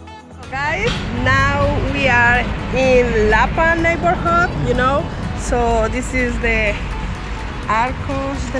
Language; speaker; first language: English; non-native, learner; Spanish